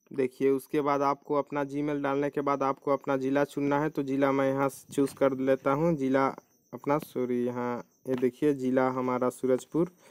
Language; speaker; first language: Hindi; native; Hindi